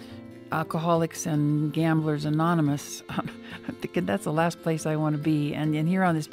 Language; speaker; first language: English; native; English